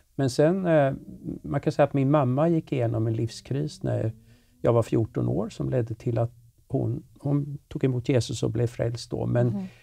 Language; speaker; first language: Swedish; native; Swedish